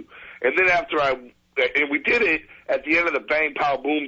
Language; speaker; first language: English; native; English